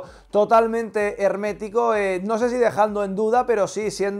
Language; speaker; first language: Spanish; native; Spanish